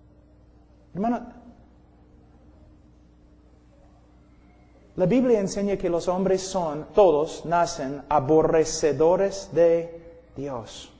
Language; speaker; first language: Spanish; non-native, fluent; English